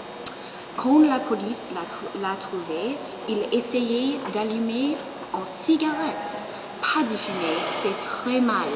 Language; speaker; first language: French; non-native, learner; English